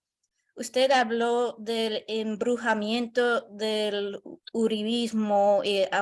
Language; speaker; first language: Spanish; non-native, learner; English